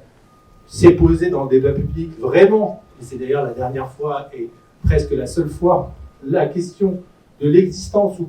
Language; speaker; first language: French; native; French